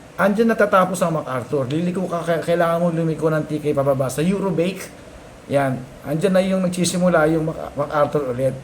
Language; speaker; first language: Filipino; native; Filipino